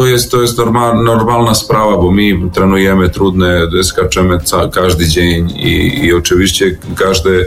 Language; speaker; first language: Polish; non-native, learner; Serbian